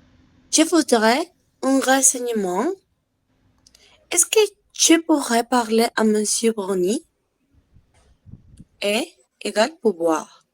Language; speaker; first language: French; non-native, learner; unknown